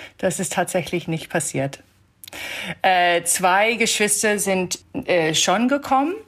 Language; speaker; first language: German; early bilingual, heritage; German